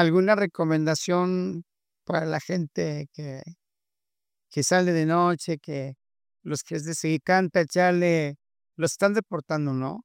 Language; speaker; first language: Spanish; native; Spanish